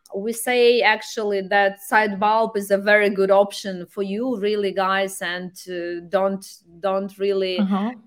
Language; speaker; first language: English; non-native, fluent; Ukrainian